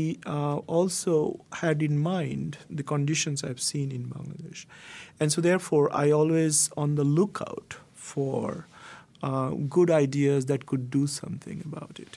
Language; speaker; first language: English; non-native, local second language; Bangla